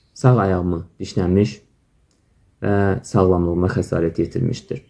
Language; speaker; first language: Azerbaijani; native; Azerbaijani